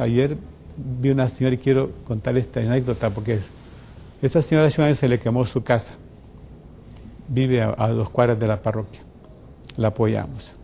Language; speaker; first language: Spanish; native; Spanish